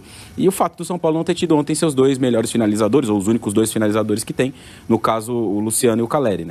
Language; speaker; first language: Portuguese; native; Portuguese